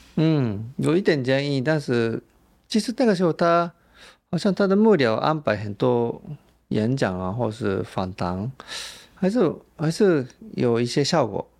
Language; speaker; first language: Chinese; non-native, fluent; Japanese